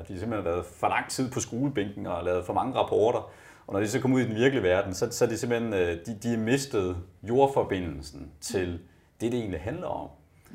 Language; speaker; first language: Danish; native; Danish